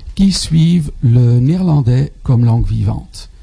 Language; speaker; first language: French; non-native, fluent; Dutch